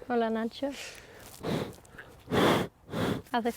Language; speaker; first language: Spanish; non-native, fluent; English